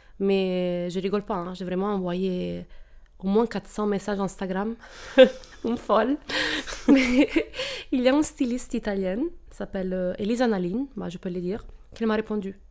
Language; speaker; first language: French; non-native, fluent; Italian